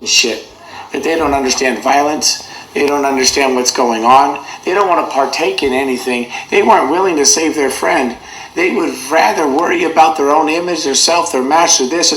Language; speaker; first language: English; native; English